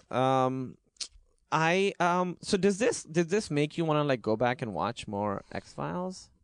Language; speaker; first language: English; non-native, local second language; Urdu